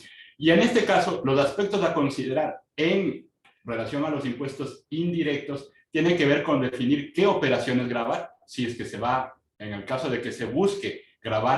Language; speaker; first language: Spanish; native; Spanish